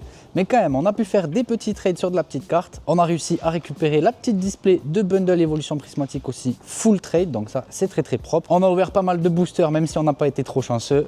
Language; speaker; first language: French; native; French